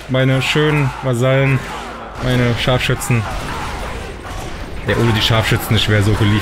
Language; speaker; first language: German; native; German